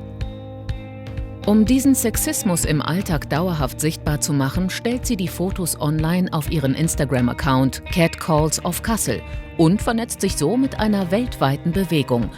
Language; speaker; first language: German; native; German